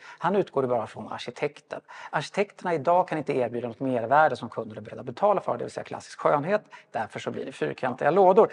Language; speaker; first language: Swedish; native; Swedish